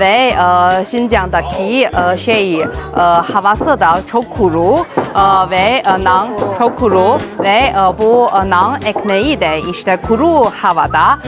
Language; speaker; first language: Turkish; non-native, learner; Chinese